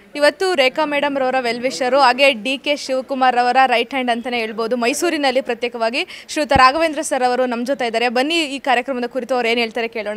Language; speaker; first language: Kannada; native; Kannada